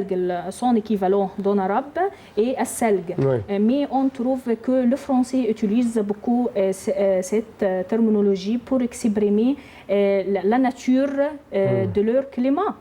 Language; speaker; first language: French; non-native, learner; Arabic